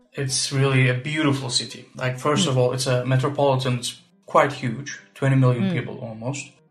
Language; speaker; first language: English; non-native, fluent; Turkish